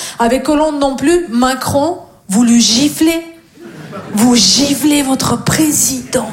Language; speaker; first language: French; non-native, fluent; Russian